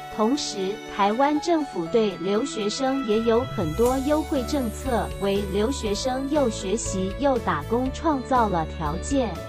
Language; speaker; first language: Chinese; non-native, fluent; Vietnamese